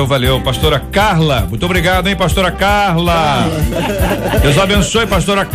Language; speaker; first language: Portuguese; native; Portuguese